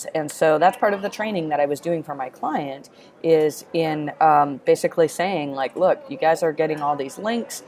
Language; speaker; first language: English; native; English